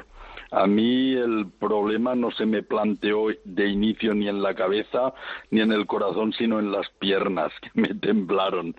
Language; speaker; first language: Spanish; native; Spanish